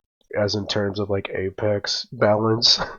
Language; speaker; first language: English; native; English